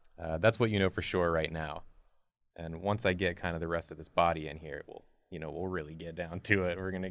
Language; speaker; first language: English; native; English